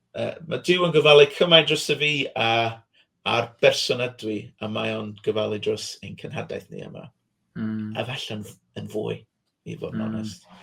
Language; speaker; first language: Welsh; non-native, fluent; English